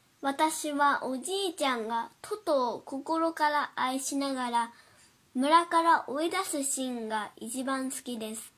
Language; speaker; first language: Japanese; non-native, learner; Chinese